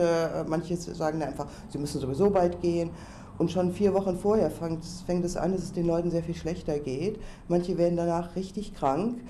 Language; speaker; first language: German; native; German